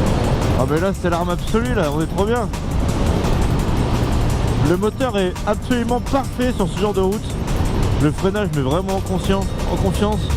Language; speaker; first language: French; native; French